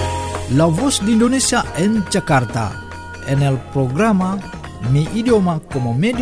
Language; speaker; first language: Spanish; non-native, fluent; Indonesian